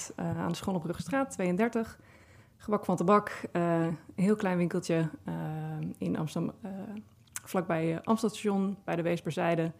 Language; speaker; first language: Dutch; native; Dutch